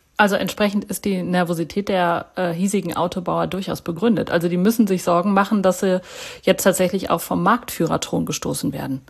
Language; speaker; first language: German; native; German